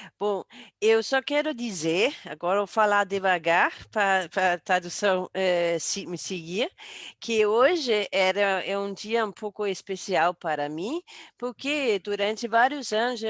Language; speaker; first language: Portuguese; non-native, fluent; Danish